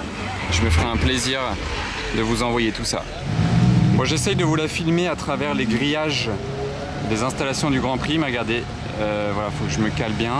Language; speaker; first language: French; native; French